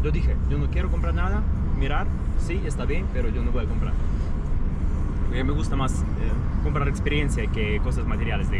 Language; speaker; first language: Spanish; non-native, fluent; Russian